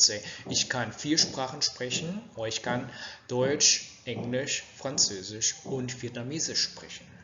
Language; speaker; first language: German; non-native, fluent; Vietnamese